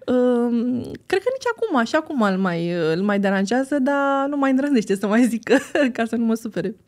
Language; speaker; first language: Romanian; native; Romanian